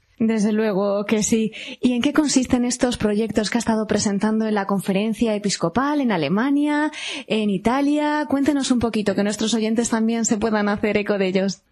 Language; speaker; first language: Spanish; native; Spanish